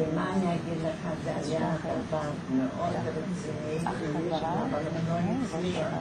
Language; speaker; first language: Hebrew; non-native, fluent; Polish